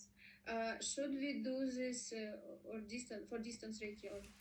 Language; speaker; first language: English; non-native, learner; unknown